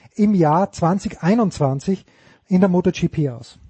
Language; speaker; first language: German; native; German